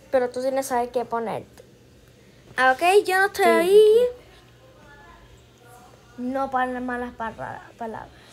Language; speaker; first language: Spanish; early bilingual, heritage; Spanish